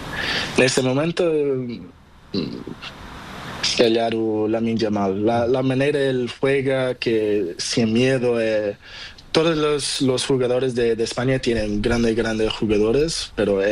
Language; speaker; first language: Spanish; non-native, learner; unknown